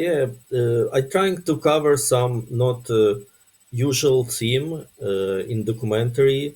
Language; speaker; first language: English; non-native, learner; Ukrainian